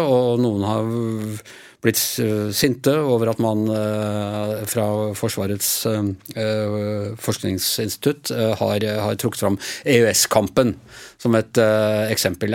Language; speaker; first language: Norwegian; native; Norwegian